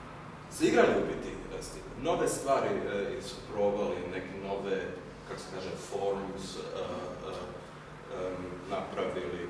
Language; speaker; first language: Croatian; early bilingual, heritage; German